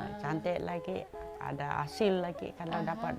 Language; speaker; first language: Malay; non-native, local second language; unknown